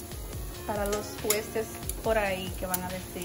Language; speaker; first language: Spanish; early bilingual, heritage; Spanish